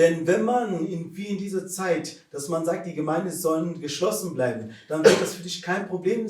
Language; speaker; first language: German; non-native, fluent; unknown